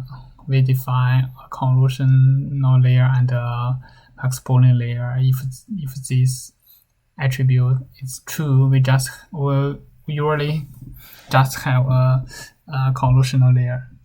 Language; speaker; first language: English; non-native, learner; Chinese